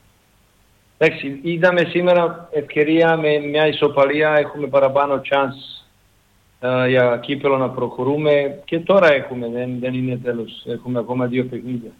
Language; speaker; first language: Greek; non-native, learner; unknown